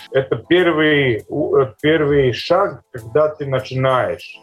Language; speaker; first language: Russian; non-native, local second language; Latvian